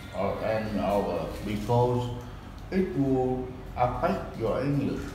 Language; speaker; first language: English; non-native, fluent; Vietnamese